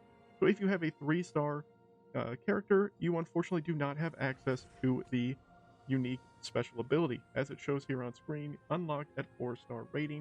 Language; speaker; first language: English; native; English